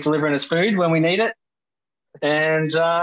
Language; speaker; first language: English; native; English